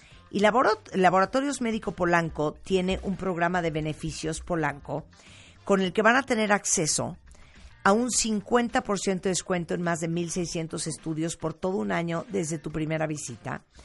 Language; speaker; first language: Spanish; native; Spanish